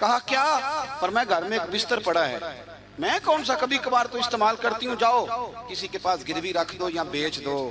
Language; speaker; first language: Urdu; non-native, local second language; Punjabi